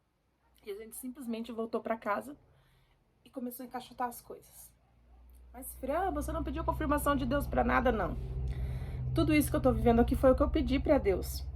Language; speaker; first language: Portuguese; native; Portuguese